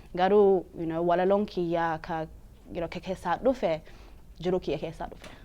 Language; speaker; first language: Oromo; early bilingual, heritage; Oromo